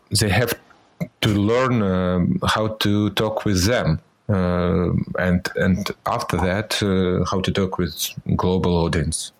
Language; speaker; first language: English; non-native, fluent; Russian